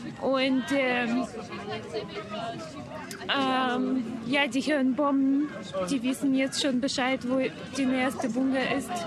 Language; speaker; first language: German; non-native, fluent; Ukrainian